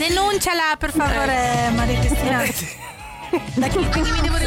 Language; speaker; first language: Italian; native; Italian